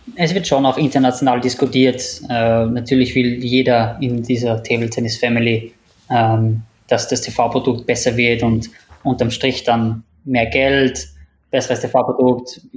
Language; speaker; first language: German; native; German